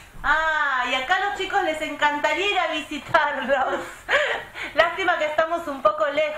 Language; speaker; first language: Spanish; native; Spanish